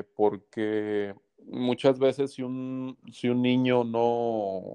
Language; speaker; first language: Spanish; native; Spanish